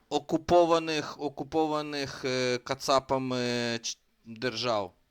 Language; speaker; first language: Ukrainian; native; Ukrainian